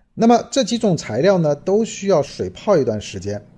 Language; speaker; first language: Chinese; native; Chinese